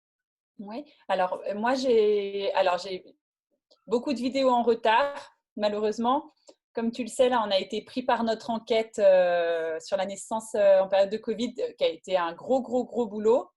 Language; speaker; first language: French; native; French